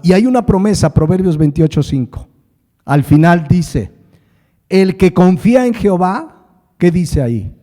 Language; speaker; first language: Spanish; native; Spanish